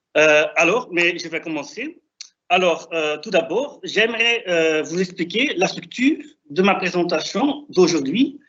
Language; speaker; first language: French; non-native, fluent; German